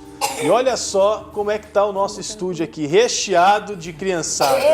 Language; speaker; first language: Portuguese; native; Portuguese